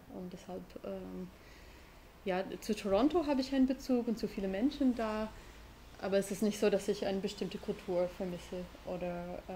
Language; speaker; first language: German; non-native, fluent; English